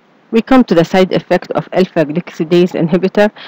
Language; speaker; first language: English; non-native, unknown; Arabic